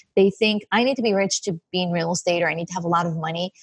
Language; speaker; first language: English; non-native, fluent; Hebrew